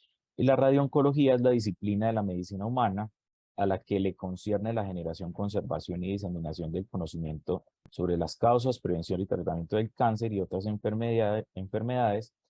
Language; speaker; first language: Spanish; native; Spanish